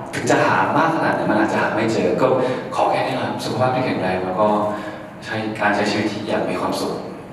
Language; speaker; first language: Thai; early bilingual, heritage; Thai